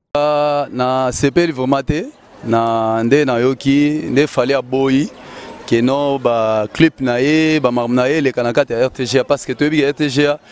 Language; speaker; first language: Lingala; native; Lingala